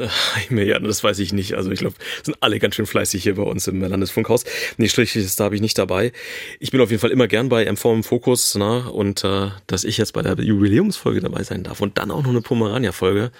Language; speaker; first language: German; native; German